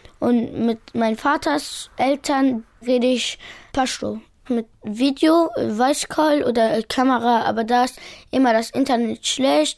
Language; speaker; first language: German; early bilingual, other home language; Pashto